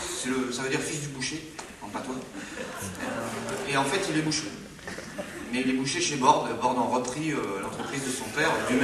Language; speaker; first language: French; native; French